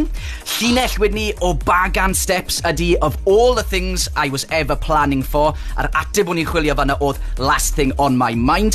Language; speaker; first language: Welsh; native; Welsh